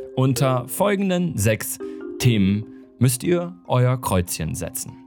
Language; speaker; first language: German; native; German